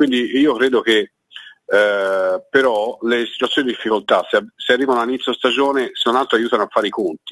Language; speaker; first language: Italian; native; Italian